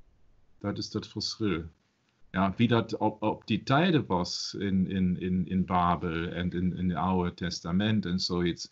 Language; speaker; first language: Dutch; non-native, learner; German